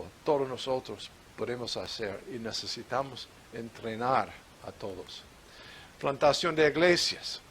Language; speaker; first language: Spanish; non-native, fluent; English